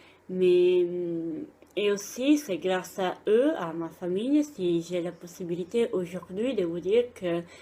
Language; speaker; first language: French; non-native, fluent; Italian